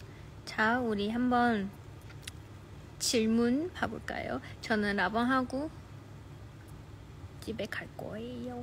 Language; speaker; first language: Korean; non-native, fluent; Chinese